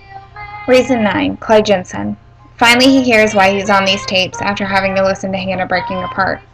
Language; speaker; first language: English; native; English